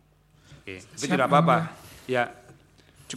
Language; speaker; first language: Indonesian; native; Indonesian